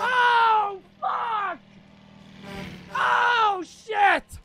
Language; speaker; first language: English; native; English